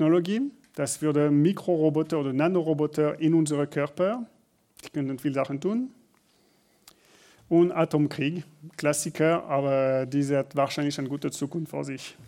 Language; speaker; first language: German; non-native, learner; French